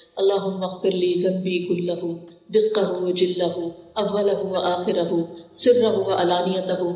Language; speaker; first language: Urdu; native; Urdu